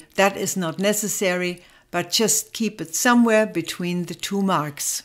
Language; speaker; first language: English; non-native, fluent; German